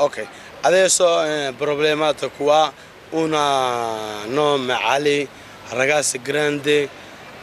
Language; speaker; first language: Italian; non-native, learner; Somali